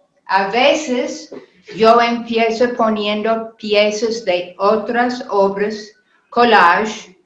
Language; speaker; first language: Spanish; non-native, learner; English